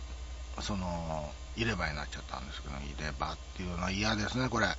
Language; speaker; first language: Japanese; native; Japanese